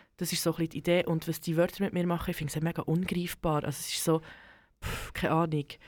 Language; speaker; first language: German; early bilingual, other home language; Serbian